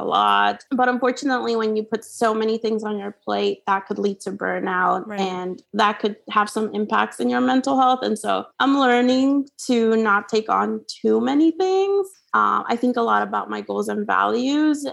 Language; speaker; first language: English; non-native, fluent; Spanish